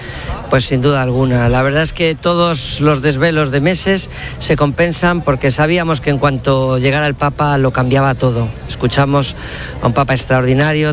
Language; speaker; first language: Spanish; native; Spanish